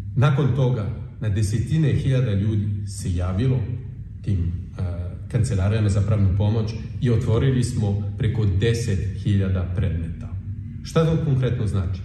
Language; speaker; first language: Serbian; non-native, fluent; French